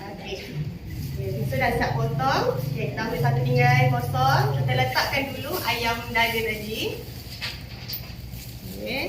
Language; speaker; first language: Malay; native; Malay